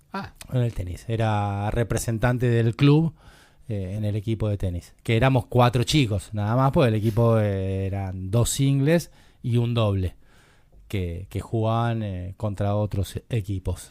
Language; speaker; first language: Spanish; native; Spanish